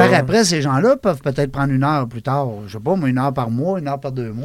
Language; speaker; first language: French; native; French